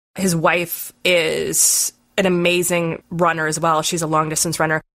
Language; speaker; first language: English; native; English